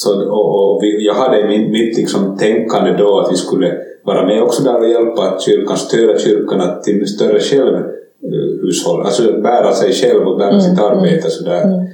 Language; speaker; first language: Swedish; native; Swedish